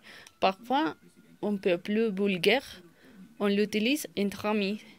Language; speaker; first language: French; non-native, learner; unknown